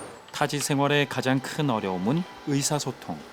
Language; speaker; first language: Korean; native; Korean